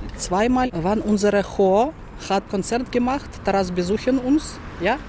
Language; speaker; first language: German; non-native, learner; Ukrainian